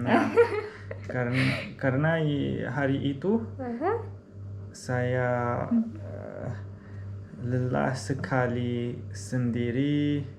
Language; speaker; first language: Indonesian; non-native, learner; Arabic